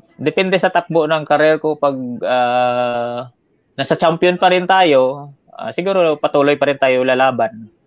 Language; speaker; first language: Filipino; non-native, local second language; Hiligaynon